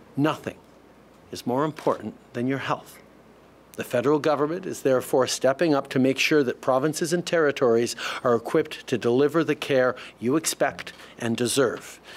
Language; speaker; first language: English; native; English